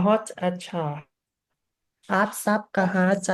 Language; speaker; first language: Hindi; non-native, learner; Thai